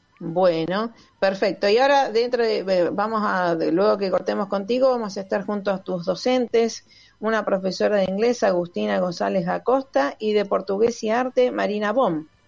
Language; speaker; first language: Spanish; native; Spanish